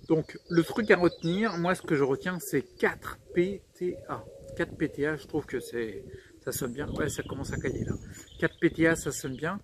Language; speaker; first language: French; native; French